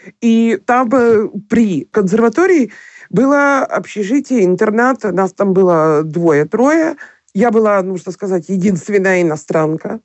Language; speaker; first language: Russian; native; Russian